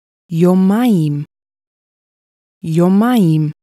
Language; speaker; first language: Hebrew; non-native, fluent; English